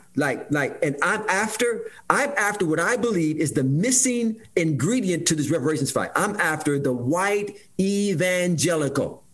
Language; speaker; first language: English; native; English